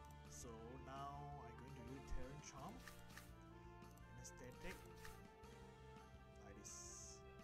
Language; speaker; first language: English; non-native, local second language; Chinese